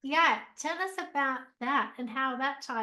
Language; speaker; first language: English; native; English